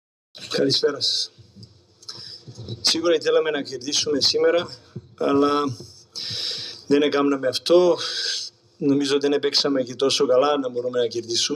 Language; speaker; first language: Greek; non-native, fluent; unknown